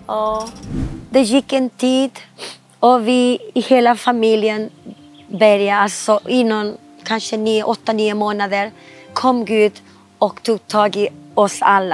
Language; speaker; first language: Swedish; non-native, fluent; Spanish